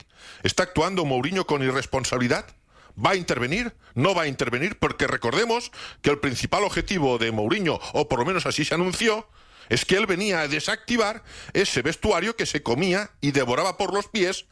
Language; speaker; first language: Spanish; native; Spanish